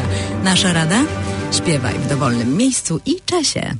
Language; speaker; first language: Polish; native; Polish